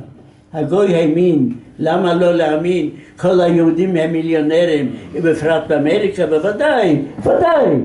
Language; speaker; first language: Hebrew; non-native, fluent; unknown